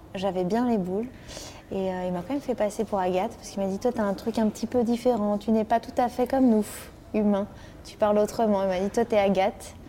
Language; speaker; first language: French; native; French